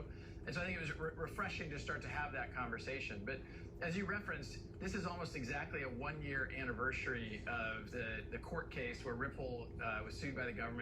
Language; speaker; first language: English; native; English